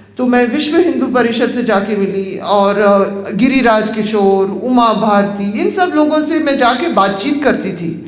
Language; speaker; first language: Hindi; native; Hindi